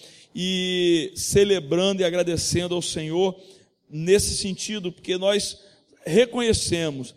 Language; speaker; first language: Portuguese; native; Portuguese